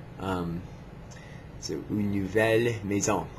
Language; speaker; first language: French; non-native, learner; English